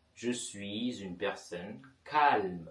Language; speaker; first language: French; non-native, fluent; Tamil